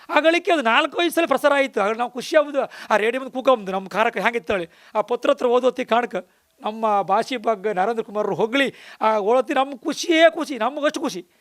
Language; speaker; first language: Kannada; native; Kannada